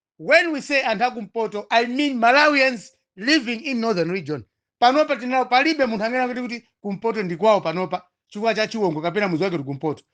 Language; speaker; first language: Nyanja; non-native, local second language; Tumbuka